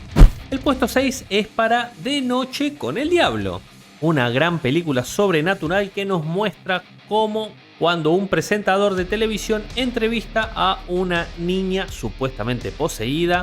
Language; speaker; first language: Spanish; native; Spanish